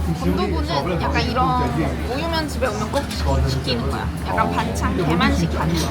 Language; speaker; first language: Korean; non-native, fluent; Chinese